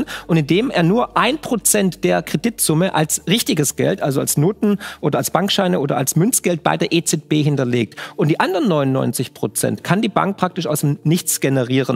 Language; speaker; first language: German; native; German